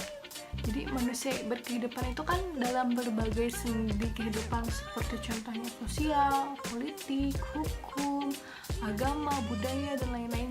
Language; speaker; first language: Indonesian; native; Indonesian